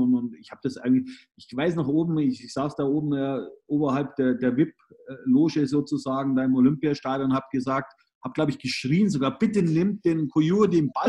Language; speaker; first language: German; native; German